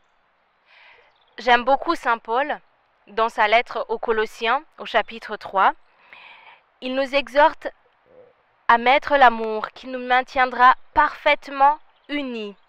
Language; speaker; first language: French; non-native, local second language; Rundi